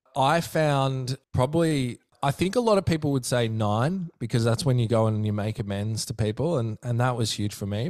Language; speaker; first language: English; native; English